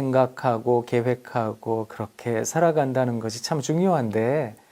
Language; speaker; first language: Korean; native; Korean